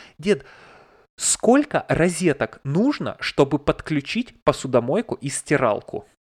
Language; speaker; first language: Russian; native; Russian